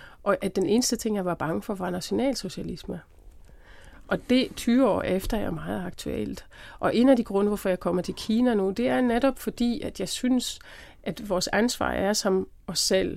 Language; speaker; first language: Danish; non-native, fluent; German